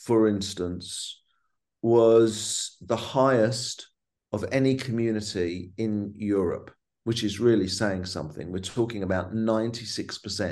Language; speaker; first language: English; native; English